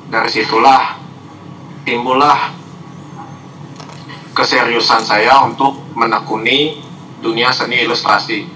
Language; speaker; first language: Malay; non-native, local second language; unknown